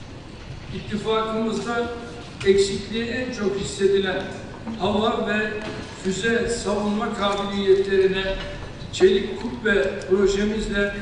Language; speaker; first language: Turkish; native; Turkish